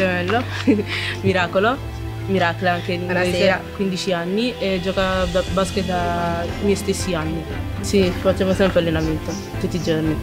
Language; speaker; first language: Italian; early bilingual, other home language; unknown